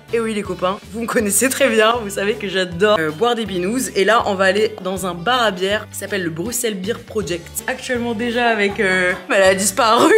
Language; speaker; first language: French; native; French